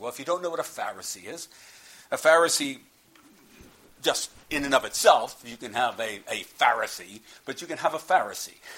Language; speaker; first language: English; native; English